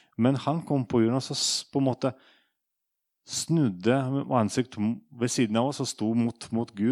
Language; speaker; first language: Norwegian; non-native, fluent; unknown